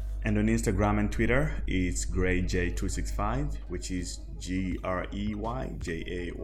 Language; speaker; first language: English; non-native, local second language; Nyanja